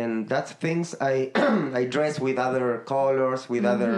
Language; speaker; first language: English; non-native, learner; Spanish